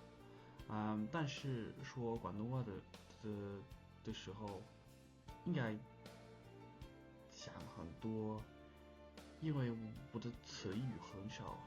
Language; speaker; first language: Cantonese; non-native, learner; English